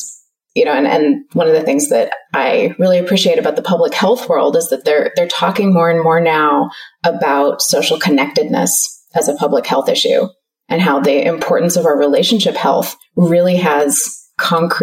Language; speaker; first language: English; native; English